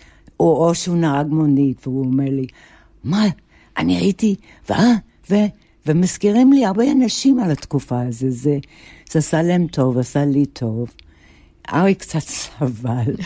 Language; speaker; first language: Hebrew; non-native, fluent; English